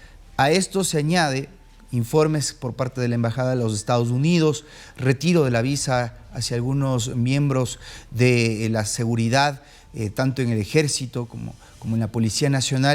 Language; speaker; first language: Spanish; native; Spanish